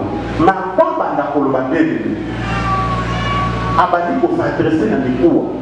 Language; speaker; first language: French; non-native, local second language; Lingala